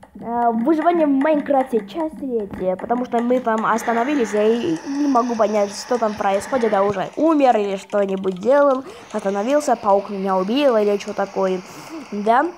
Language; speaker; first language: Russian; non-native, fluent; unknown